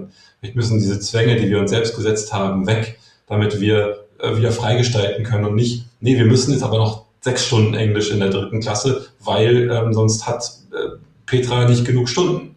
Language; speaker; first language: German; native; German